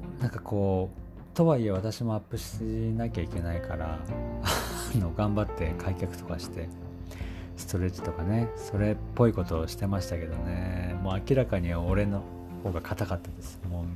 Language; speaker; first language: Japanese; native; Japanese